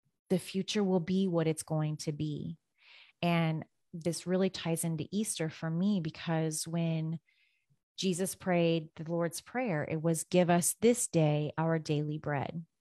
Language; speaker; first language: English; native; English